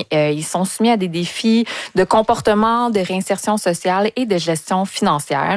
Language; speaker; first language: French; native; French